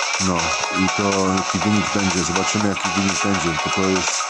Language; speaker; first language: Polish; early bilingual, heritage; Polish